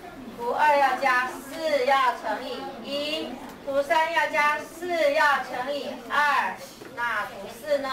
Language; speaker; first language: Chinese; native; Chinese